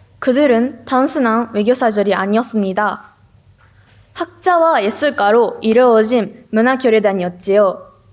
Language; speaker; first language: Korean; non-native, learner; Japanese